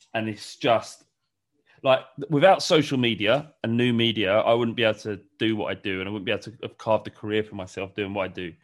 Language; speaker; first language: English; native; English